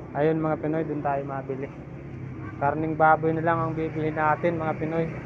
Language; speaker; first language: Filipino; native; Filipino